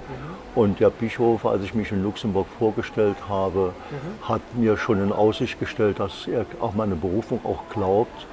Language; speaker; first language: German; native; German